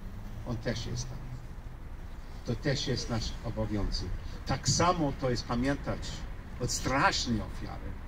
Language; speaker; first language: Polish; non-native, learner; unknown